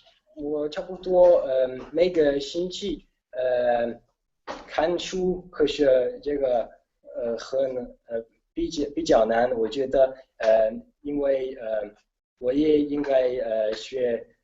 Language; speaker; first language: Chinese; non-native, learner; Italian